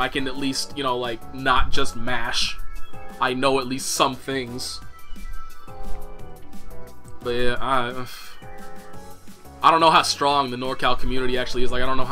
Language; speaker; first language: English; native; English